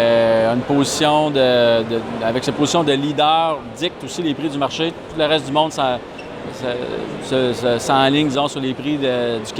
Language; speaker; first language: French; native; French